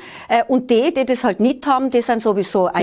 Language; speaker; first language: German; native; German